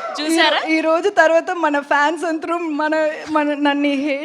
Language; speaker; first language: Telugu; non-native, learner; Tamil